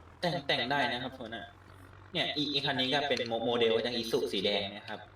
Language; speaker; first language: Thai; native; Thai